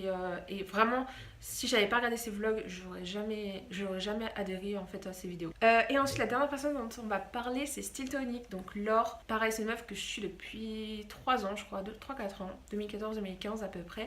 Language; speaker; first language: French; native; French